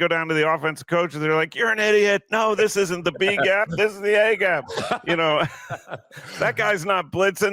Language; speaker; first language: English; native; English